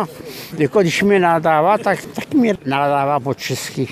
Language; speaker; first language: Czech; early bilingual, heritage; Czech